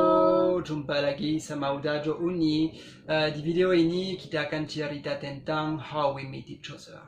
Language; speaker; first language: Indonesian; non-native, learner; French